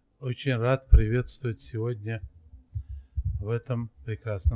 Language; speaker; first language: Russian; non-native, local second language; Uzbek